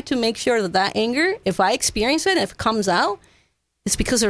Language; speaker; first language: English; non-native, fluent; Spanish